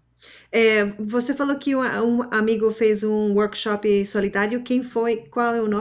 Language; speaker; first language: Portuguese; non-native, fluent; English